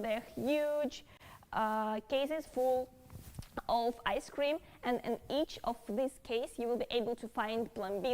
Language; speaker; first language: English; non-native, fluent; Russian